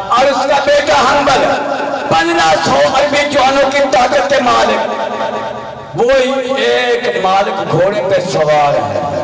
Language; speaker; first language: Urdu; non-native, local second language; Punjabi